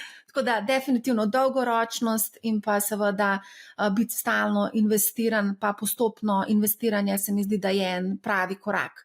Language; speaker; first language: Slovenian; native; Slovenian